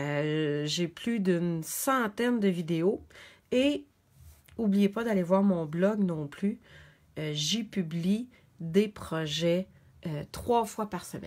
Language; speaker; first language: French; native; French